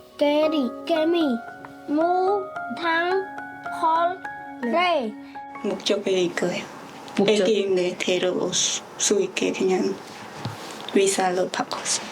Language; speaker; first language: Korean; non-native, learner; Bangla